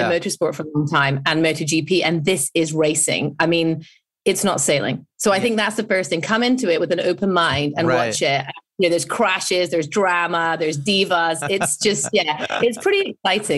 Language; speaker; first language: English; native; English